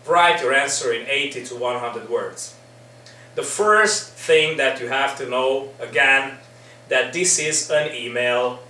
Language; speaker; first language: English; non-native, fluent; Hungarian